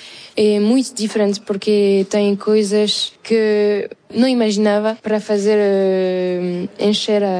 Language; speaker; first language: Portuguese; non-native, fluent; French